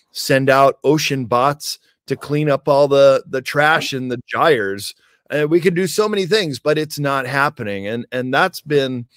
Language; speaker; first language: English; native; English